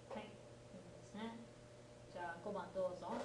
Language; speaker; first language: Japanese; non-native, fluent; English